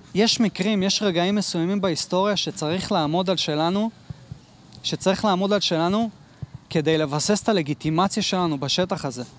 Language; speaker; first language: Hebrew; native; Hebrew